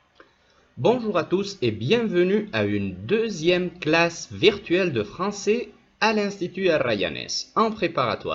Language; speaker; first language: French; non-native, fluent; Spanish